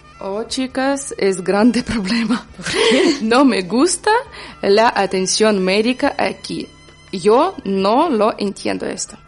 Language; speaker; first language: Spanish; non-native, learner; Ukrainian